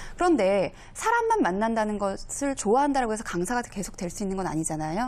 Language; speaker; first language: Korean; native; Korean